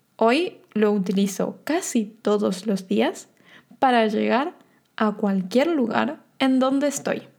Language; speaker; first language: Spanish; native; Spanish